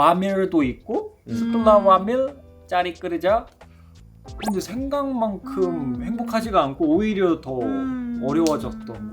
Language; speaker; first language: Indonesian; non-native, fluent; Korean